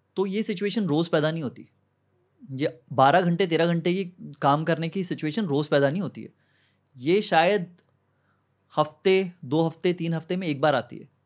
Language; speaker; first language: Hindi; native; Hindi